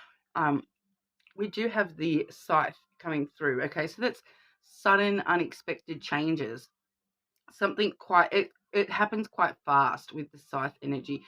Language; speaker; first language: English; native; English